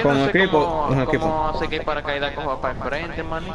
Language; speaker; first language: Spanish; native; Spanish